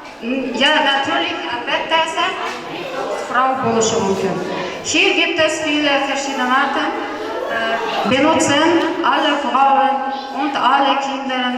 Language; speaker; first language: German; non-native, learner; Uzbek